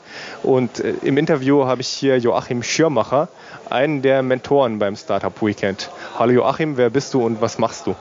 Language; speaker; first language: German; native; German